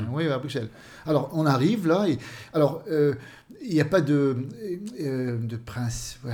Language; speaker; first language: French; non-native, fluent; Swedish